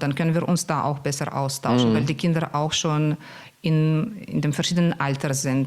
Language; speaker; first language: German; non-native, fluent; Russian